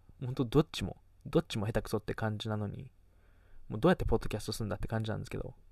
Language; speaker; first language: Japanese; native; Japanese